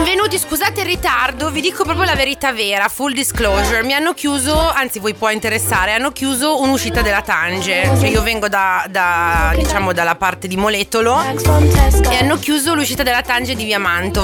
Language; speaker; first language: Italian; native; Italian